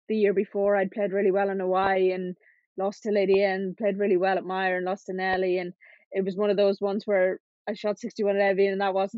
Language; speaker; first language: English; native; English